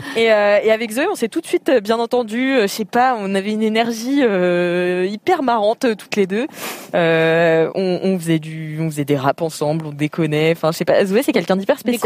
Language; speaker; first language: French; native; French